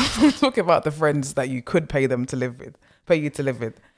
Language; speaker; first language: English; native; English